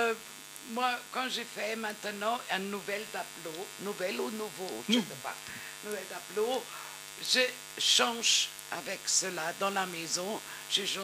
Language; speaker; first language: French; non-native, fluent; German